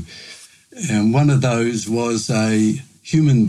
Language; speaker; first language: English; native; English